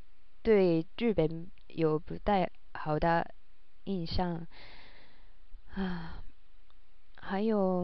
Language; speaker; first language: Chinese; non-native, learner; Japanese